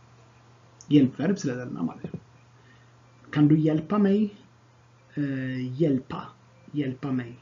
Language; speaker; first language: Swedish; non-native, fluent; Tigrinya